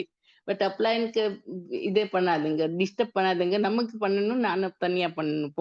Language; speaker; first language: Tamil; non-native, learner; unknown